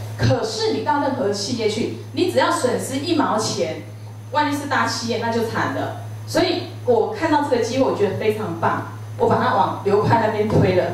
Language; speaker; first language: Chinese; native; Chinese